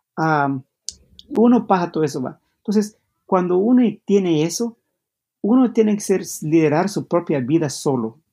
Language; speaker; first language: Spanish; non-native, local second language; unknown